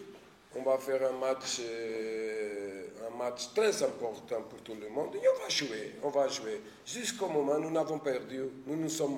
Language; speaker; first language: French; non-native, fluent; Portuguese